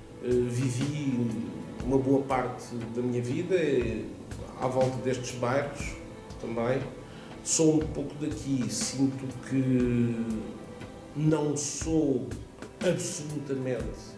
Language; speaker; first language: Portuguese; non-native, fluent; Italian